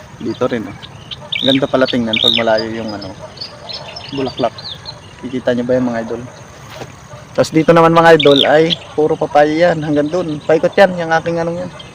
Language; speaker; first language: Filipino; native; Filipino